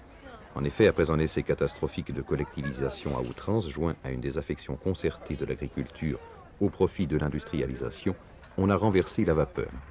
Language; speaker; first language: French; native; French